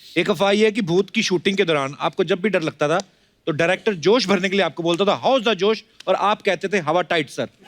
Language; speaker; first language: Hindi; non-native, local second language; Punjabi